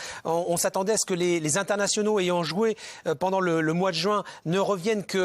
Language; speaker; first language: French; native; French